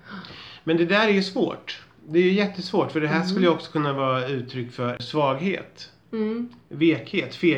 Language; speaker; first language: Swedish; native; Swedish